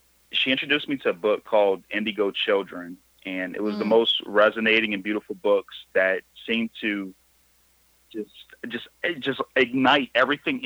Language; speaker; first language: English; native; English